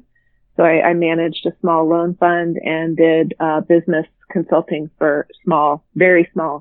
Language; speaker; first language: English; native; English